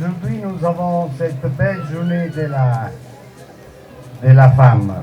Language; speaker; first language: French; non-native, learner; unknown